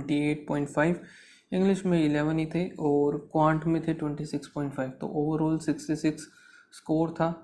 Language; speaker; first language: Hindi; native; Hindi